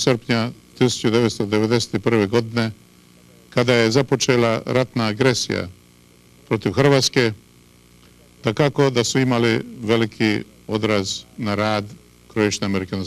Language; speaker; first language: Croatian; native; Croatian